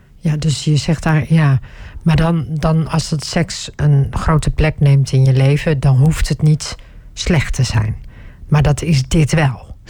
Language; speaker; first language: Dutch; early bilingual, other home language; Turkish